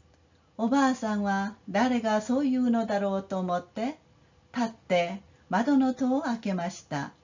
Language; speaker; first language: Japanese; non-native, fluent; Korean